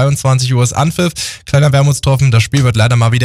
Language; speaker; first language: German; native; German